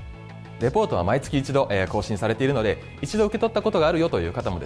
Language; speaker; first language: Japanese; native; Japanese